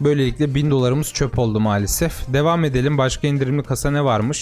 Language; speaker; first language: Turkish; native; Turkish